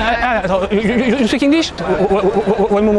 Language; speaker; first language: English; non-native, learner; French